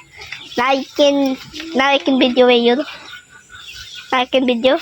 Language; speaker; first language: English; non-native, local second language; Filipino